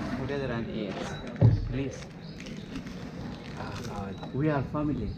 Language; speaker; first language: English; non-native, learner; Turkish